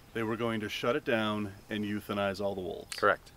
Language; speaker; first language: English; native; English